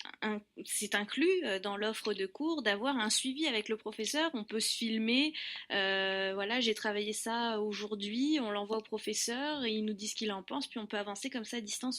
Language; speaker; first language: French; native; French